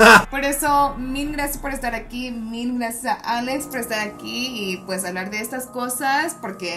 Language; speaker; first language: Spanish; early bilingual, heritage; Spanish